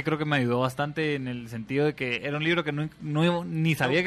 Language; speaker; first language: Spanish; native; Spanish